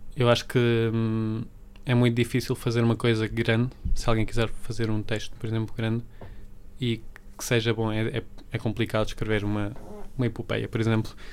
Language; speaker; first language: Portuguese; early bilingual, other home language; Spanish